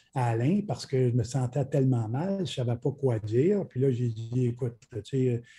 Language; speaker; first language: French; native; French